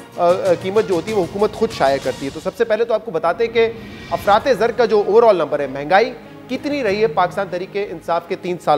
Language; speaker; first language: Urdu; native; Urdu